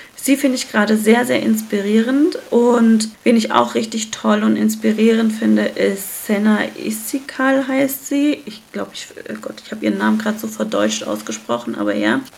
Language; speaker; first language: German; early bilingual, other home language; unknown